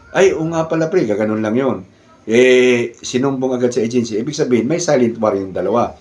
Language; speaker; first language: Filipino; non-native, local second language; Cebuano